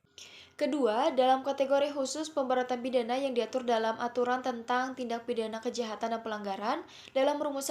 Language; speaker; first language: Indonesian; native; Indonesian